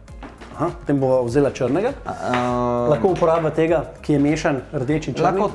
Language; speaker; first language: Slovenian; native; Slovenian